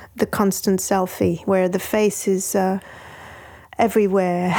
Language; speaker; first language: English; non-native, fluent; French